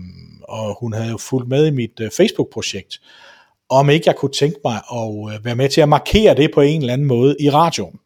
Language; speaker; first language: Danish; native; Danish